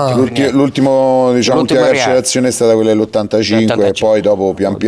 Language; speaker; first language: Italian; native; Italian